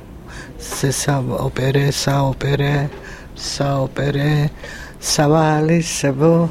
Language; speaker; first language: French; non-native, learner; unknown